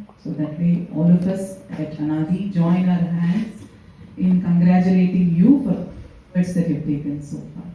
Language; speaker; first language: English; non-native, local second language; Tamil